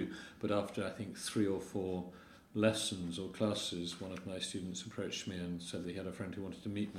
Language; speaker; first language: English; native; English